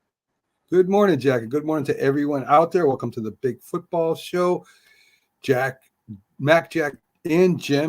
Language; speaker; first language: English; native; English